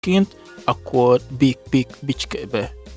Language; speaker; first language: Hungarian; non-native, fluent; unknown